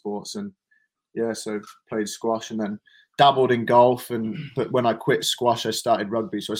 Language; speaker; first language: English; native; English